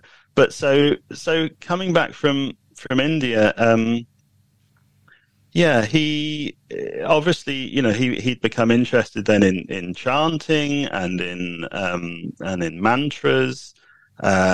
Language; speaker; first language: English; native; English